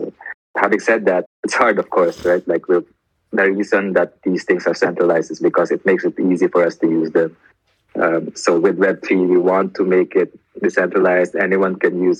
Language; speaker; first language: English; non-native, local second language; Filipino